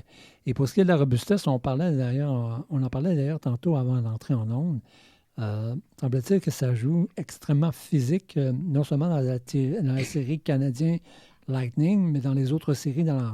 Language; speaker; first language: French; native; French